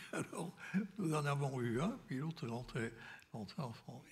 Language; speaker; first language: French; native; French